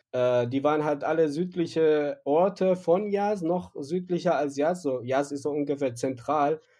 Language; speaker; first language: German; non-native, fluent; Persian